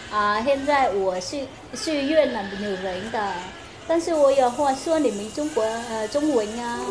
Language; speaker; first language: Chinese; non-native, learner; Hmong